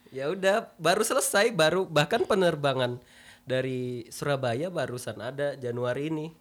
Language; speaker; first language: Indonesian; native; Indonesian